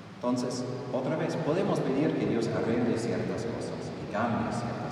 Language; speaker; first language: Spanish; non-native, fluent; English